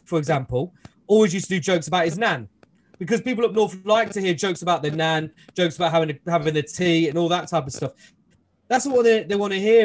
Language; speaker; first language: English; native; English